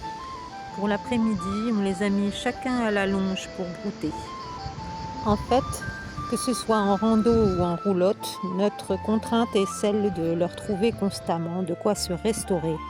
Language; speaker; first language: French; native; French